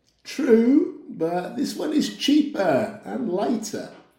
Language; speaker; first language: English; native; English